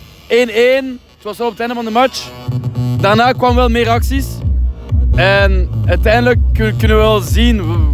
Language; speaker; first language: Dutch; non-native, local second language; French